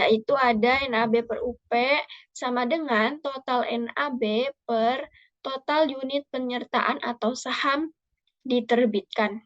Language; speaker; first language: Indonesian; native; Indonesian